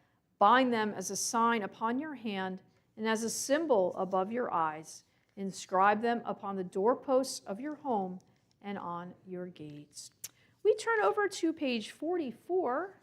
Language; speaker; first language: English; native; English